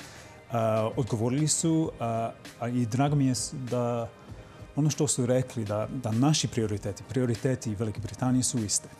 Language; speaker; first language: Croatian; non-native, fluent; English